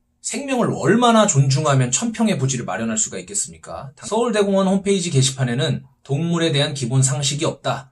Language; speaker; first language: Korean; native; Korean